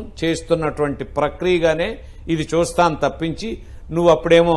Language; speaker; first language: Telugu; native; Telugu